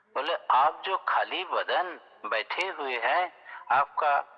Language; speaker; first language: Hindi; non-native, local second language; Bangla